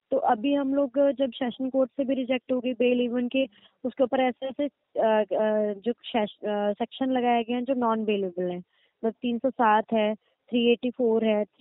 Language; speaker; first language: Hindi; native; Hindi